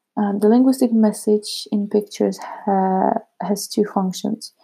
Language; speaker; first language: English; non-native, fluent; Czech